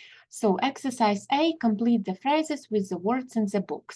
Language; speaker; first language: English; non-native, fluent; Ukrainian